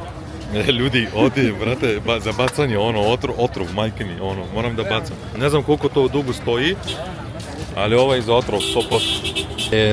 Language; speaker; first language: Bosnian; early bilingual, heritage; Bosnian